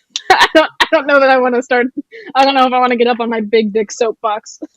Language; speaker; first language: English; native; English